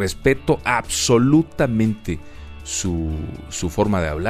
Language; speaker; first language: Spanish; native; Spanish